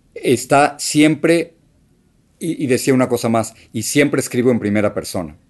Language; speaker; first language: Spanish; native; Spanish